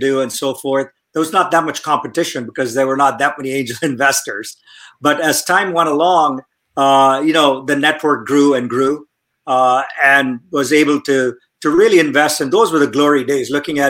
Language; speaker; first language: English; non-native, local second language; Tamil